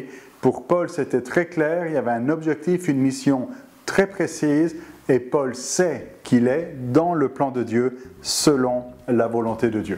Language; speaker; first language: French; native; French